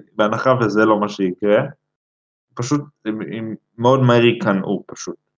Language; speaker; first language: Hebrew; native; Hebrew